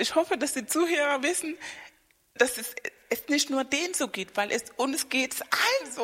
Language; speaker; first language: German; non-native, fluent; Spanish